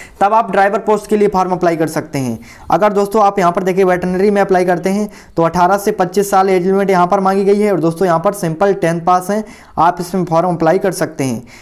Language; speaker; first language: Hindi; native; Hindi